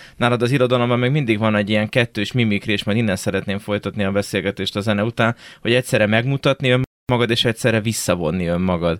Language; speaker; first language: Hungarian; native; Hungarian